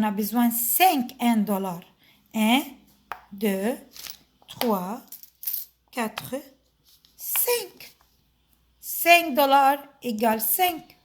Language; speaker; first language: French; non-native, fluent; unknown